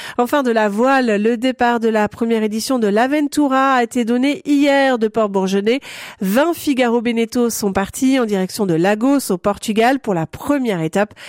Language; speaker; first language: French; native; French